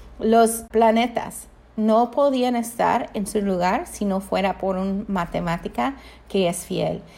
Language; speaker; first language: Spanish; non-native, fluent; English